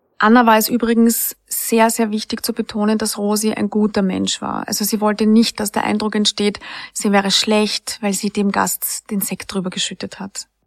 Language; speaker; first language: German; native; German